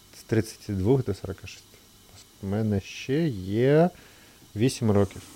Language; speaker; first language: Ukrainian; native; Ukrainian